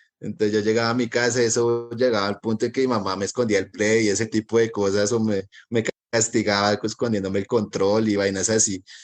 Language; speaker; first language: Spanish; native; Spanish